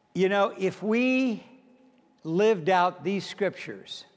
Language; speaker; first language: English; native; English